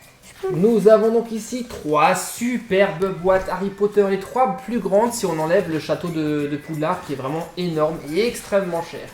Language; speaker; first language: French; native; French